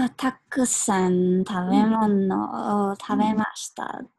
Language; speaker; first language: Japanese; non-native, learner; English